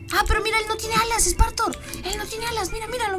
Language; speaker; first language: Spanish; native; Spanish